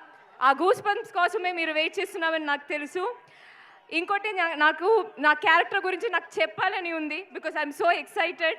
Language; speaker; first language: Telugu; non-native, fluent; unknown